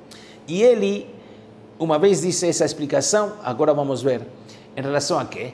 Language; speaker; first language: Portuguese; non-native, fluent; Spanish